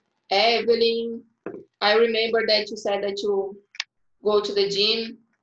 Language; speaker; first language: English; non-native, fluent; Portuguese